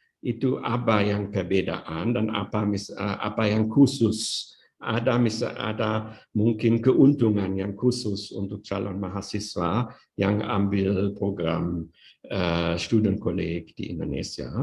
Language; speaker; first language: Indonesian; non-native, fluent; German